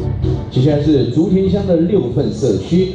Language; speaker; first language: Chinese; native; Chinese